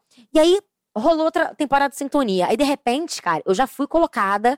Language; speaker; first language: Portuguese; native; Portuguese